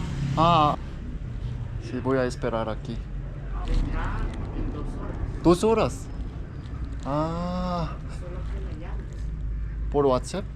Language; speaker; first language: Spanish; non-native, learner; Korean